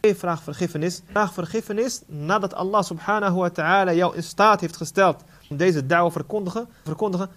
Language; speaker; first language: Dutch; non-native, fluent; Arabic